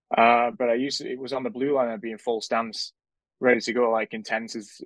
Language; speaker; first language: English; native; English